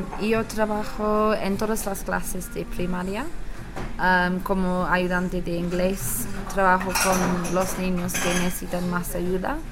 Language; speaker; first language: Spanish; non-native, learner; English